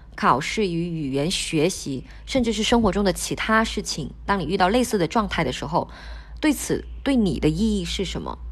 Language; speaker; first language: Chinese; non-native, local second language; Min Nan Chinese